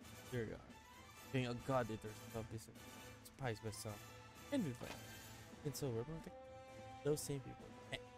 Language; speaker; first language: English; non-native, local second language; Filipino